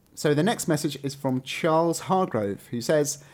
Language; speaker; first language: English; native; English